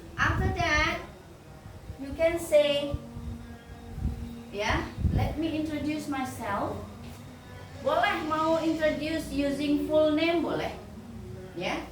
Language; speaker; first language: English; non-native, fluent; Indonesian